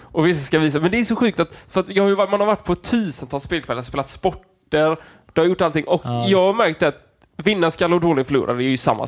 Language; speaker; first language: Swedish; native; Swedish